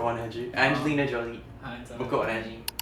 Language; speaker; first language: Japanese; non-native, learner; English